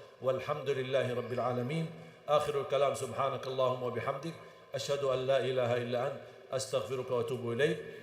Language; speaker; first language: Malay; non-native, fluent; Arabic